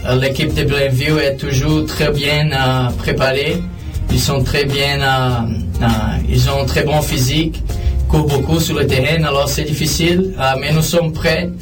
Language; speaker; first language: French; non-native, fluent; Portuguese